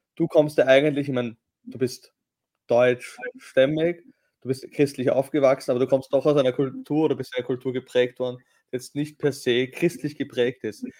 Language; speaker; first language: German; native; German